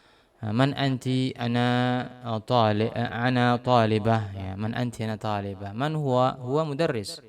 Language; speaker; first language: Arabic; non-native, fluent; Indonesian